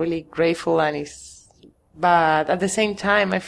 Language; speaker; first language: English; non-native, fluent; Spanish